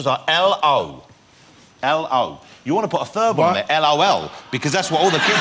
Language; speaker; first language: English; native; English